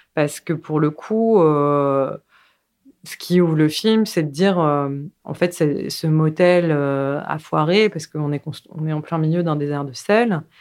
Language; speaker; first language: French; native; French